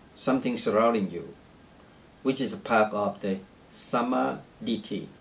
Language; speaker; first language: English; non-native, fluent; Vietnamese